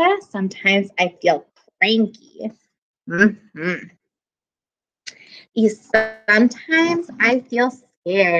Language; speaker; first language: English; native; English